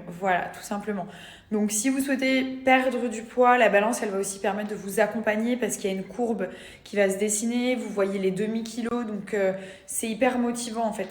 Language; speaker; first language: French; native; French